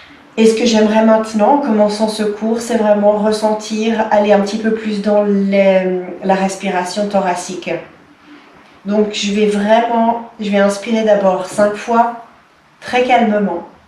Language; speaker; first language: French; native; French